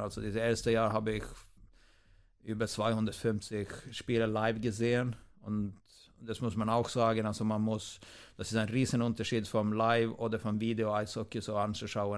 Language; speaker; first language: German; non-native, fluent; Swedish